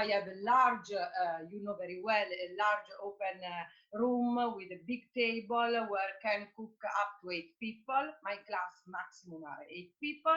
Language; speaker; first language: English; non-native, fluent; Italian